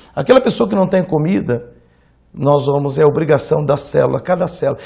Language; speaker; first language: Portuguese; native; Portuguese